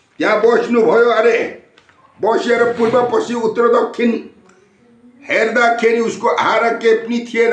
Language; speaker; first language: Nepali; non-native, local second language; Limburgish